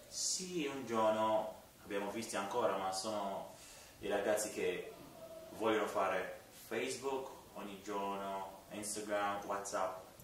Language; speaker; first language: Italian; non-native, learner; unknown